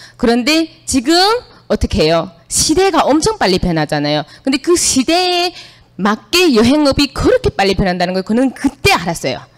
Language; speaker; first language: Korean; native; Korean